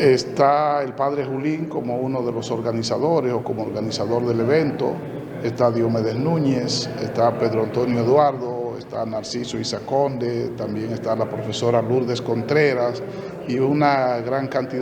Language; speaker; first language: Spanish; native; Spanish